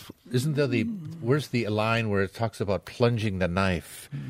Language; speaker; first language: English; native; English